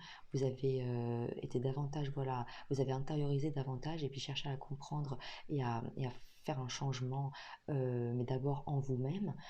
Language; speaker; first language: French; native; French